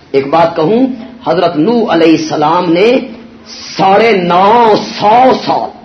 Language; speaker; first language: Urdu; non-native, local second language; Punjabi